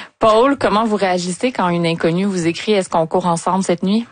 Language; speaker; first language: French; native; French